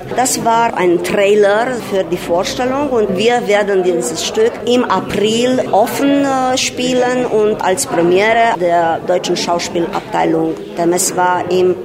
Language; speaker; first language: German; non-native, local second language; Romanian